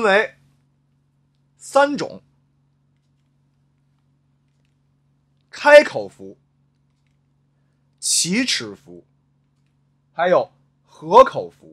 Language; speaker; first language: Chinese; native; Chinese